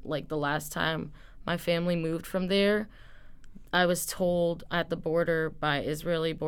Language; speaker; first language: English; native; English